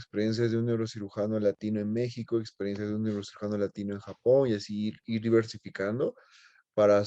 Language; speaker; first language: Spanish; native; Spanish